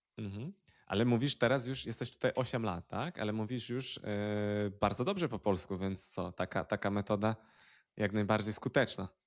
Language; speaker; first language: Polish; native; Polish